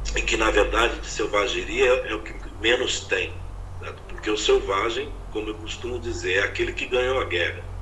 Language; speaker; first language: Portuguese; native; Portuguese